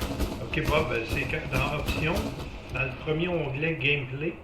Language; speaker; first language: French; native; French